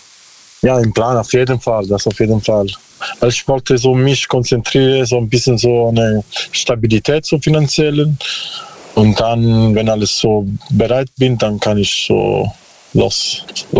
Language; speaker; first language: German; non-native, learner; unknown